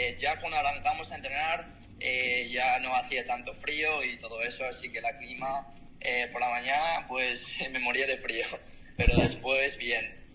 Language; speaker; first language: Spanish; non-native, fluent; Korean